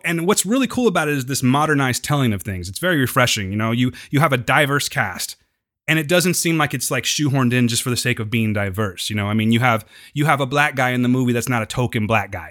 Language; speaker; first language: English; native; English